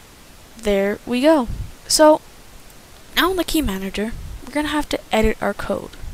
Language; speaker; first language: English; native; English